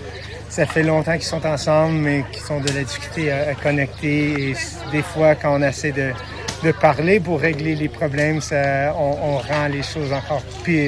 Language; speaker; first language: French; non-native, local second language; English